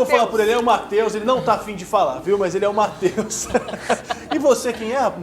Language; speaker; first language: Portuguese; native; Portuguese